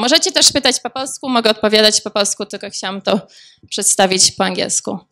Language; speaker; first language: Polish; early bilingual, other home language; English